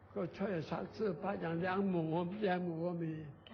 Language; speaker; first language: Thai; non-native, learner; Chinese